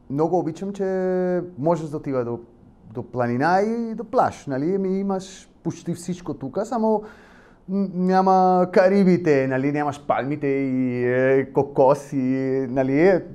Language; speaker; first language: Bulgarian; non-native, learner; Spanish